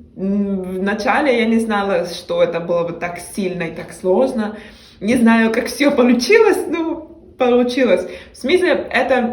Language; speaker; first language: Russian; non-native, fluent; Spanish